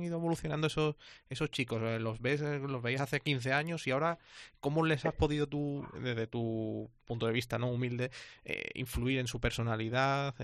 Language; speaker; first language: Spanish; native; Spanish